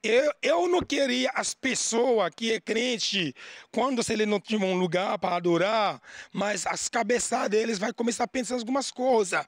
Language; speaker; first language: Portuguese; non-native, learner; Haitian Creole